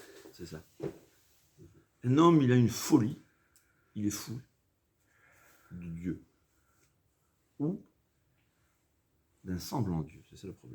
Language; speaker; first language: French; native; French